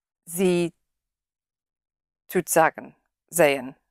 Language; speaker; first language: German; non-native, learner; English